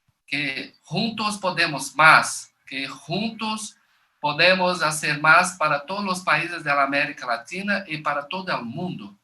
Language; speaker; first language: Spanish; non-native, fluent; Portuguese